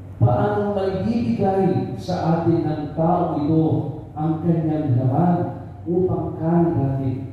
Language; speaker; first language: Filipino; non-native, local second language; Cebuano